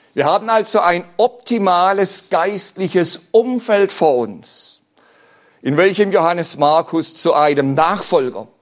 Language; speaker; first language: German; native; German